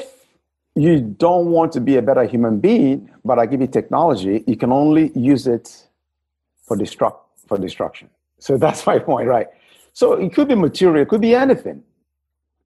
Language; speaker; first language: English; non-native, local second language; Igbo